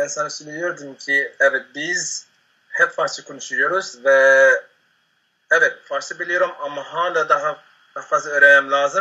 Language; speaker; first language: Turkish; non-native, fluent; Spanish